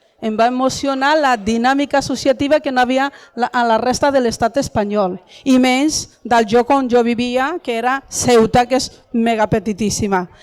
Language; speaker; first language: Catalan; non-native, fluent; Arabic